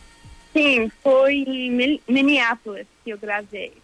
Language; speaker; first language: Portuguese; early bilingual, heritage; Portuguese